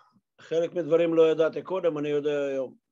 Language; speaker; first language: Hebrew; non-native, fluent; Russian